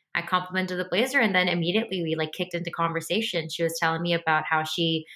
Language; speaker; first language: English; native; English